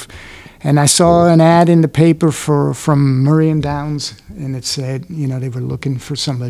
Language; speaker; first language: English; non-native, fluent; Swiss German